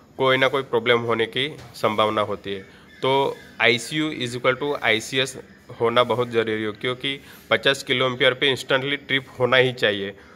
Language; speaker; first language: Hindi; non-native, local second language; Gujarati